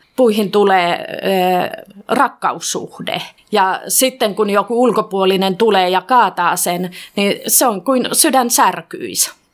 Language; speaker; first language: Finnish; native; Finnish